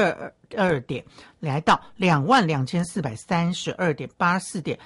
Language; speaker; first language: Chinese; native; Chinese